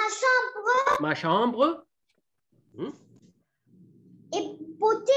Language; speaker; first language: French; non-native, learner; Arabic